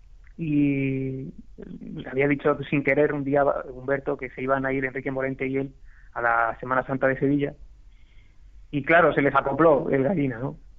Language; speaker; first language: Spanish; native; Spanish